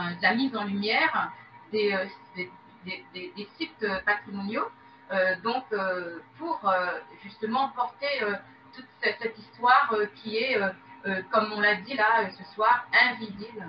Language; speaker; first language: French; native; French